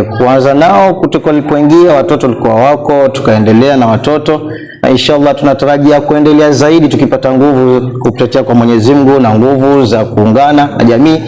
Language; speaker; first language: Swahili; native; Swahili